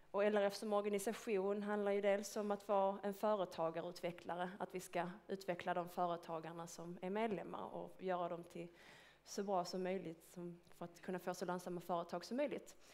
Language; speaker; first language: Swedish; native; Swedish